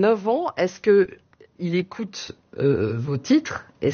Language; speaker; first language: French; native; French